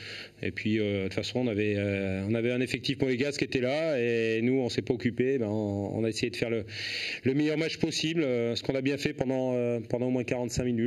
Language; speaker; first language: French; native; French